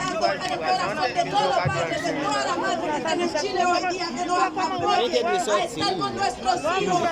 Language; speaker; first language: Spanish; non-native, fluent; Haitian Creole